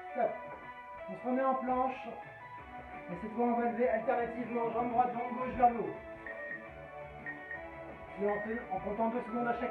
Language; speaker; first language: French; native; French